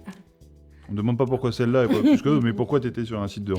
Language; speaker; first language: French; native; French